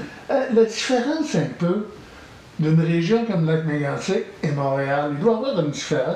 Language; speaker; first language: French; native; French